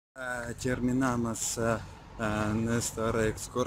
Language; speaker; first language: Spanish; non-native, learner; Russian